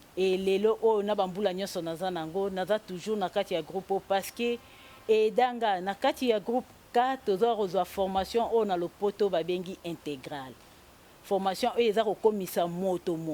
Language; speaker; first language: Lingala; non-native, local second language; Kongo